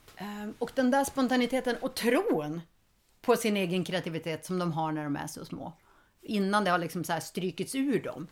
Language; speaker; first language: Swedish; early bilingual, heritage; Swedish